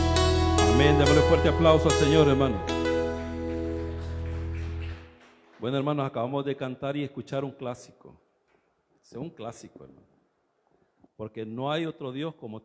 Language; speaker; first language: Spanish; native; Spanish